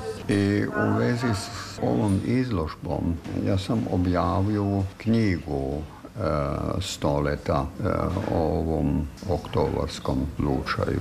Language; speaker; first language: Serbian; non-native, fluent; German